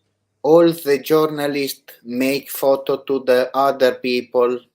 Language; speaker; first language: English; non-native, learner; Italian